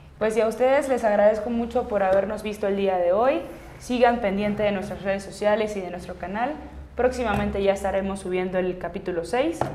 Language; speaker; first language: Spanish; native; Spanish